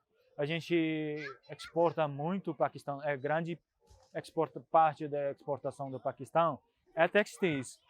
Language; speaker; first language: Portuguese; non-native, fluent; Punjabi